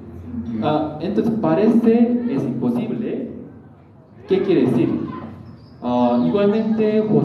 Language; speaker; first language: Spanish; non-native, learner; Korean